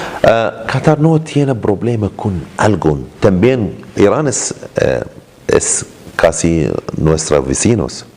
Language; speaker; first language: Spanish; non-native, learner; Arabic